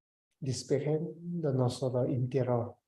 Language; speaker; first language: Spanish; non-native, learner; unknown